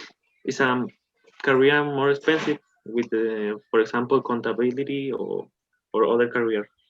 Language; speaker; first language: English; non-native, learner; Spanish